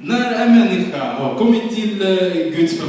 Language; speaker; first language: Swedish; non-native, fluent; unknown